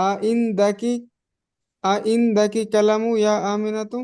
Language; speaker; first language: Arabic; non-native, learner; Urdu